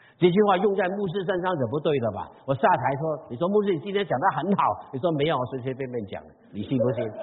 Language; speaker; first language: Chinese; non-native, local second language; Cantonese